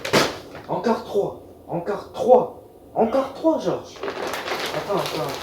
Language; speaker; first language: French; native; French